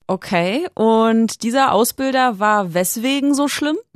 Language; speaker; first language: German; native; German